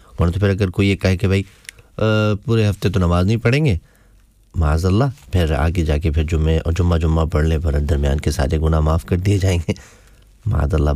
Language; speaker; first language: Urdu; native; Urdu